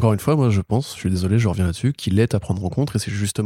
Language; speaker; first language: French; native; French